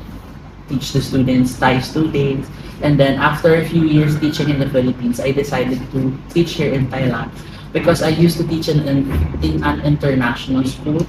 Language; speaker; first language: English; non-native, fluent; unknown